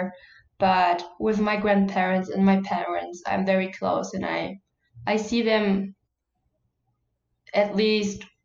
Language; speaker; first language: English; non-native, fluent; German